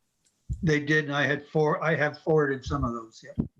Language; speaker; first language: English; native; English